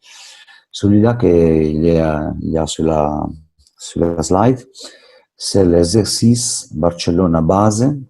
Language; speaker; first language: French; non-native, fluent; Italian